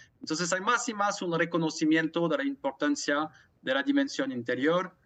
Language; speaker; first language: Spanish; non-native, fluent; French